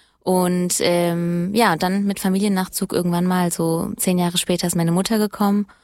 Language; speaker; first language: German; early bilingual, other home language; Italian